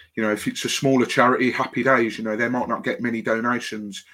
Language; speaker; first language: English; native; English